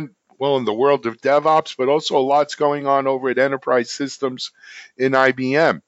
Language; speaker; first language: English; native; English